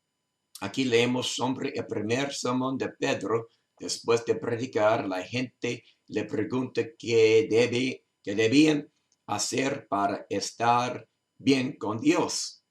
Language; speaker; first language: Spanish; non-native, learner; English